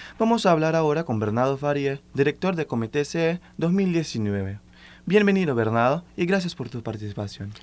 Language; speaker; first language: Spanish; non-native, fluent; Portuguese